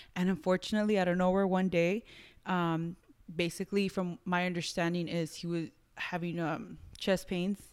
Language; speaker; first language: English; early bilingual, other home language; Spanish